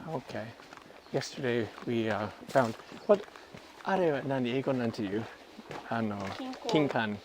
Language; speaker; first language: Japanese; non-native, learner; English